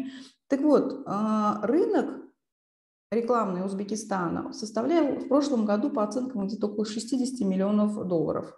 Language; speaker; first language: Russian; non-native, local second language; Uzbek